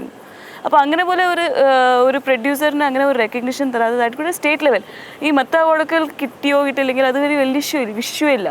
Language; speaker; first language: Malayalam; non-native, fluent; Tamil